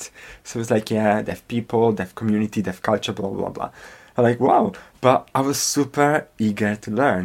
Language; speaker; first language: English; non-native, fluent; Italian